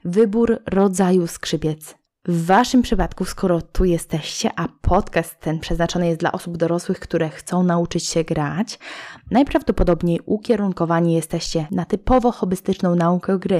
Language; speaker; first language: Polish; native; Polish